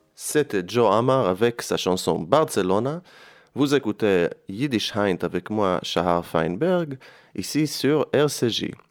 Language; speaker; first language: French; non-native, fluent; Hebrew